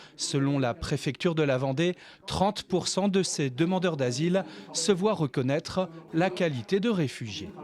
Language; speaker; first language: French; native; French